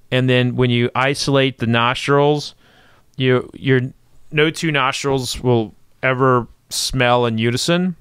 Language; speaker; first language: English; native; English